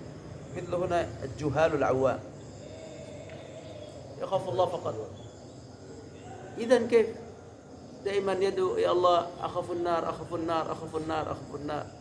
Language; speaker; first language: Arabic; non-native, fluent; Indonesian